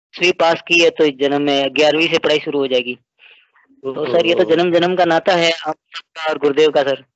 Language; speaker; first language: Hindi; native; Hindi